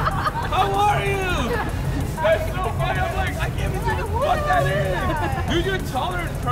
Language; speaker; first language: English; native; English